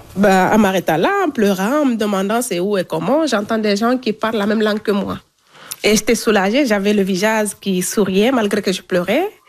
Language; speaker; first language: French; non-native, local second language; Fula